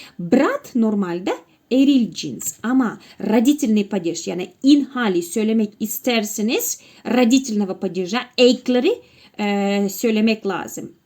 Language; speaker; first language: Turkish; non-native, fluent; Russian